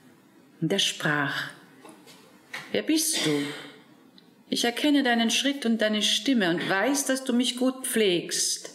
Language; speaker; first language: German; native; German